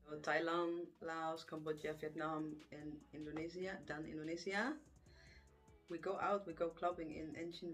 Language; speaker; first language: English; non-native, learner; Dutch